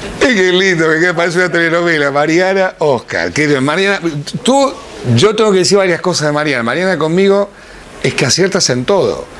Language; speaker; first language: Spanish; native; Spanish